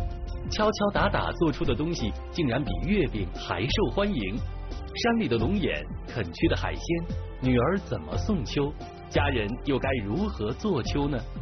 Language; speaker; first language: Chinese; native; Chinese